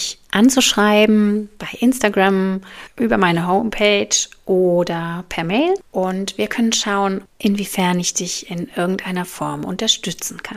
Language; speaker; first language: German; native; German